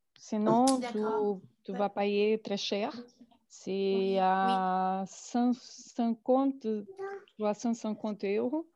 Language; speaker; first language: French; non-native, learner; Portuguese